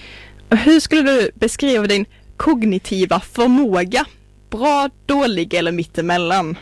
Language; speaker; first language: Swedish; native; Swedish